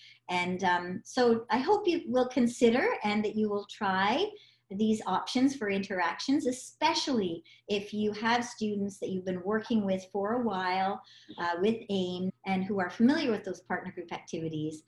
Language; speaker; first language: English; native; English